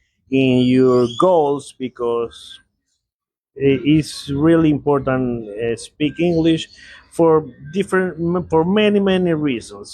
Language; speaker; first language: English; non-native, learner; Spanish